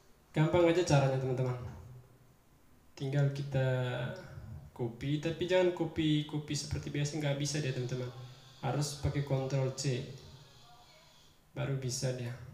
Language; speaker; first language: Indonesian; native; Indonesian